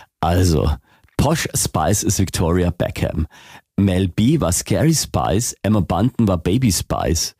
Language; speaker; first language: German; native; German